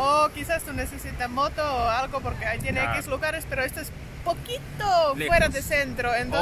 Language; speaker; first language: Spanish; non-native, learner; Finnish